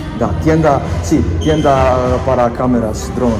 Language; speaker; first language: Spanish; non-native, learner; Serbian